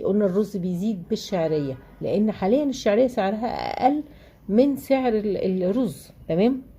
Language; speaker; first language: Arabic; native; Arabic